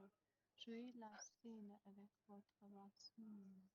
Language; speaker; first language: French; non-native, learner; Chinese